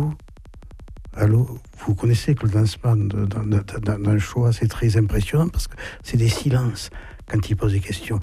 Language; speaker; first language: French; native; French